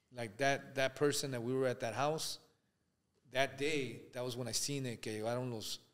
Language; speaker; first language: English; early bilingual, other home language; Spanish